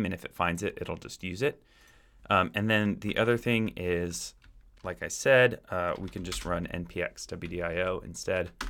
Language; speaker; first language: English; native; English